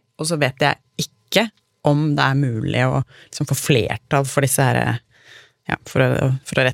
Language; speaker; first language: Norwegian; native; Norwegian